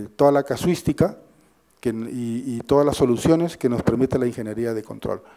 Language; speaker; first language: Spanish; native; Spanish